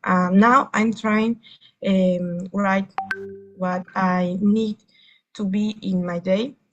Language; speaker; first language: English; non-native, learner; Spanish